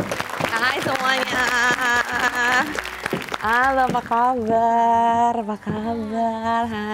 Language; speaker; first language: Indonesian; native; Indonesian